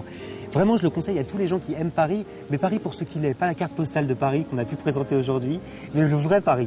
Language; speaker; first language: French; native; French